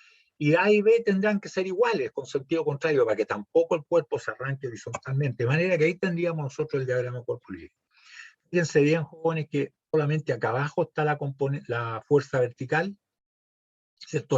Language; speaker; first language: Spanish; native; Spanish